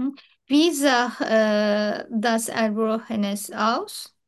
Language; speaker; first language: German; non-native, learner; Turkish